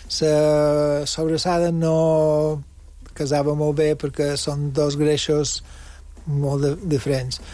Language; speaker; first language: Catalan; non-native, local second language; English